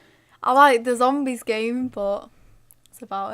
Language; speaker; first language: English; native; English